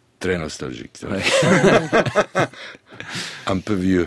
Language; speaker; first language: French; non-native, learner; Serbian